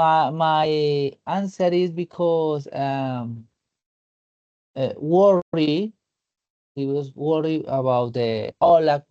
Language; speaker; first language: English; non-native, learner; Spanish